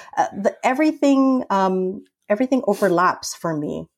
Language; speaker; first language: English; early bilingual, other home language; Filipino